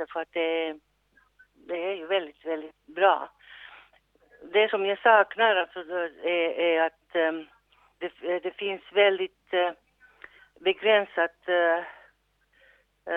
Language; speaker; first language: Swedish; non-native, local second language; Finnish